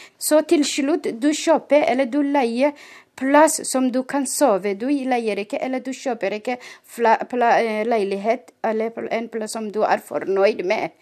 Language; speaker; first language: Norwegian; non-native, learner; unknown